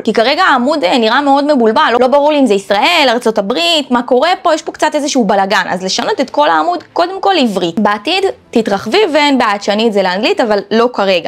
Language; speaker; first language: Hebrew; native; Hebrew